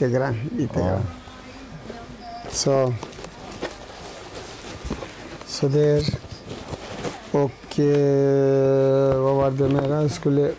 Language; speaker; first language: Swedish; non-native, learner; Turoyo